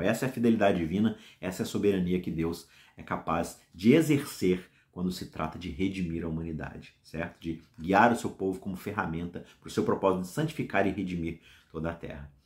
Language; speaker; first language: Portuguese; native; Portuguese